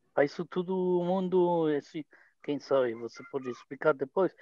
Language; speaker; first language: Portuguese; non-native, fluent; Hebrew